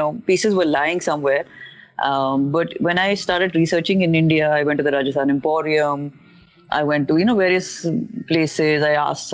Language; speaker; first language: English; non-native, local second language; Hindi